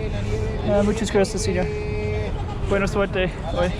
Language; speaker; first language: Spanish; non-native, learner; English